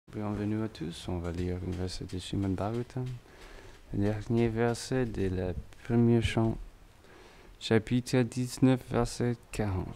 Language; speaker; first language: French; non-native, learner; English